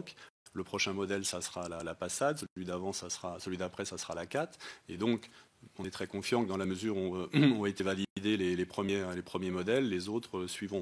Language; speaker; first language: French; native; French